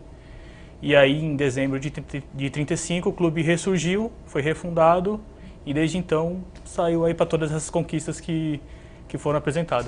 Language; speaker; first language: Portuguese; native; Portuguese